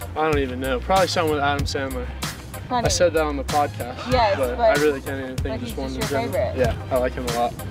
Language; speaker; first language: English; native; English